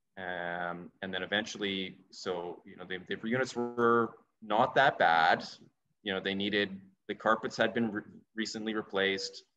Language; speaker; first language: English; native; English